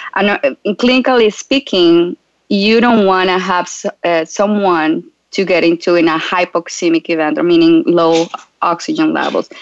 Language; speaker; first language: English; non-native, fluent; Spanish